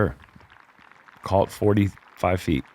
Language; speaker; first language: English; native; English